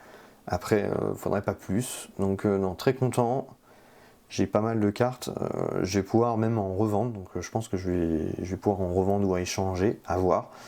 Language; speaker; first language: French; native; French